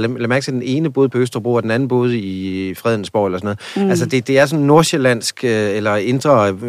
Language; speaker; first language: Danish; native; Danish